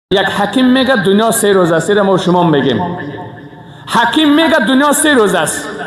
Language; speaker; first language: Persian; native; Persian